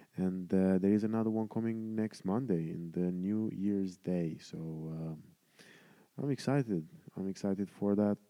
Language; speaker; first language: English; non-native, fluent; Romanian